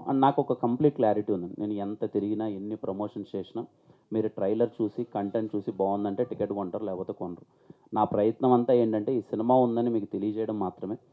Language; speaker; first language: Telugu; native; Telugu